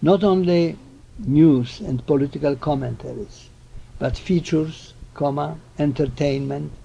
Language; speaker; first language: English; non-native, fluent; Polish